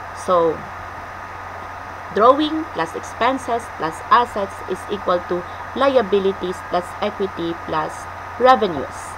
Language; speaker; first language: English; non-native, local second language; Filipino